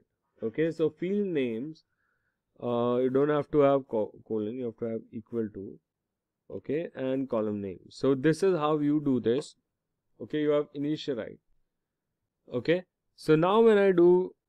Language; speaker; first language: English; non-native, local second language; Hindi